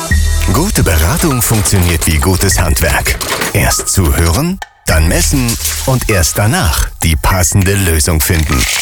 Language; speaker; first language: German; native; German